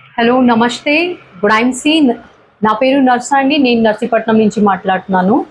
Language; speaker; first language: Telugu; non-native, local second language; Hindi